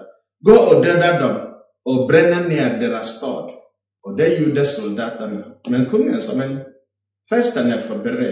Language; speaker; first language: Swedish; non-native, fluent; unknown